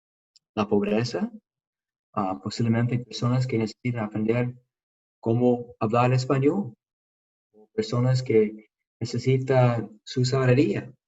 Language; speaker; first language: Spanish; non-native, fluent; English